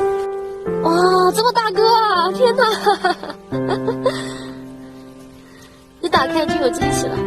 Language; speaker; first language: Chinese; native; Chinese